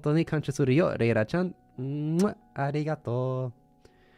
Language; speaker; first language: Japanese; non-native, learner; English